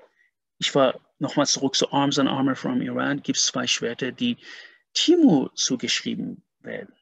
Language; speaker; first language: German; non-native, fluent; Persian